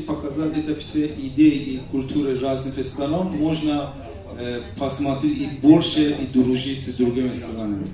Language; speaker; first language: Russian; non-native, learner; Persian